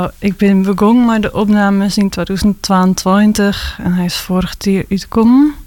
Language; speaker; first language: Dutch; non-native, local second language; Western Frisian